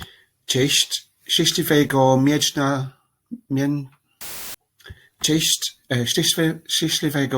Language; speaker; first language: Polish; non-native, learner; English